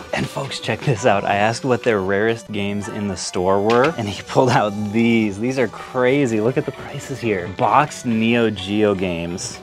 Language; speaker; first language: English; native; English